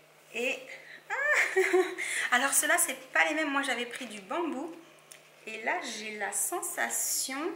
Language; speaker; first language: French; native; French